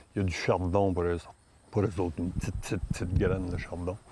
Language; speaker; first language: French; native; French